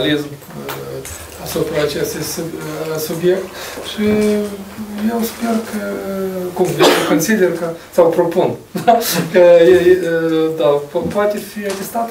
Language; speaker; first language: Romanian; non-native, local second language; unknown